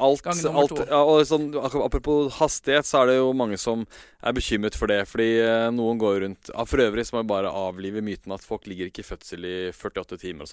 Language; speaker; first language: Norwegian; native; Norwegian